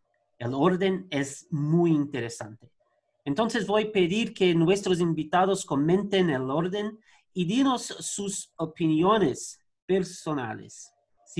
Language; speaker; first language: Spanish; non-native, learner; Portuguese